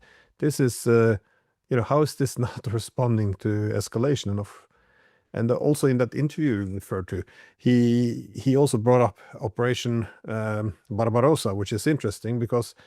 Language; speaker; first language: English; non-native, fluent; Norwegian